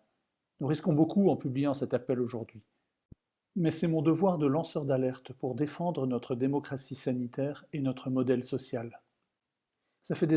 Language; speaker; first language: French; native; French